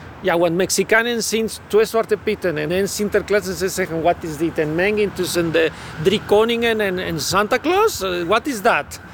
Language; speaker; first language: Dutch; non-native, fluent; Spanish